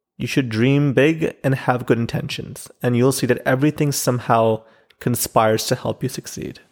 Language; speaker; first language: English; non-native, local second language; Urdu